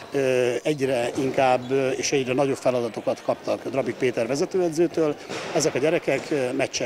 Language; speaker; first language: Hungarian; native; Hungarian